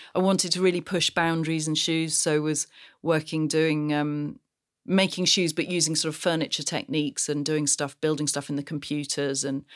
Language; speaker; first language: English; native; English